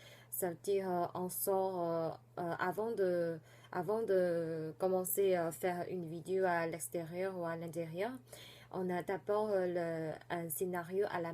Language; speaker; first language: French; non-native, fluent; Chinese